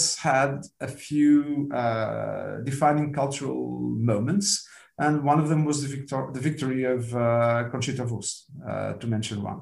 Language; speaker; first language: English; non-native, fluent; Portuguese